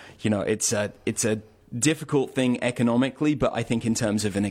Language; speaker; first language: English; native; English